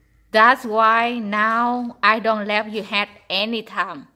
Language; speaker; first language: English; non-native, learner; Vietnamese